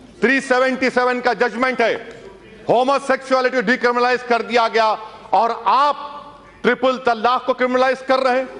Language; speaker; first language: Urdu; native; Urdu